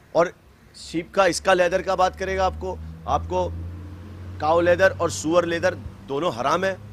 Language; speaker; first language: Hindi; native; Hindi